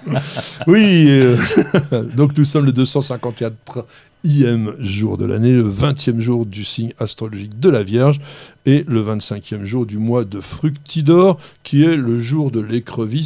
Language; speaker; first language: French; native; French